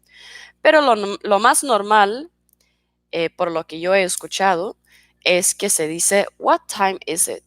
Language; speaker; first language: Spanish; non-native, fluent; Swedish